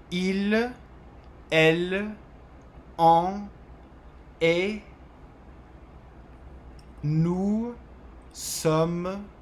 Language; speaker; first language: French; non-native, fluent; English